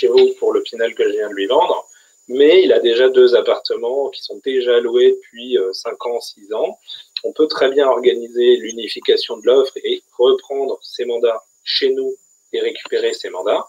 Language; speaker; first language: French; native; French